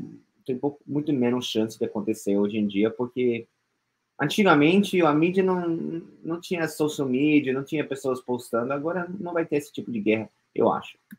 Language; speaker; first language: Portuguese; non-native, fluent; English